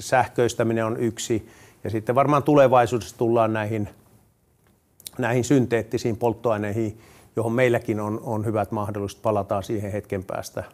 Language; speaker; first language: Finnish; native; Finnish